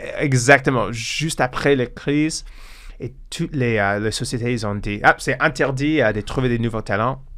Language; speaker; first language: French; non-native, fluent; English